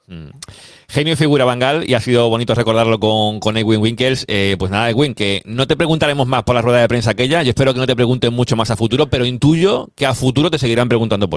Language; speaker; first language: Spanish; native; Spanish